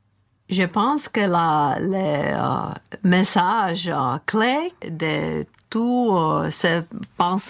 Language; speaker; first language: French; non-native, fluent; Czech